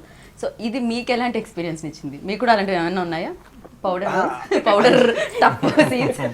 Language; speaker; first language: Telugu; native; Telugu